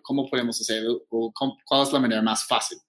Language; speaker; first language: Spanish; non-native, fluent; English